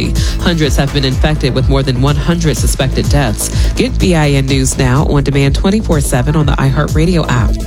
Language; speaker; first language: English; native; English